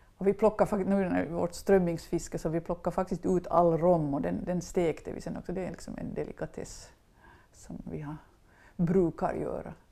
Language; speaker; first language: Swedish; native; Swedish